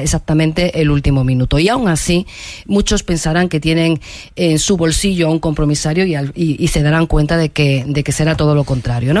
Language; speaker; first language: Spanish; native; Spanish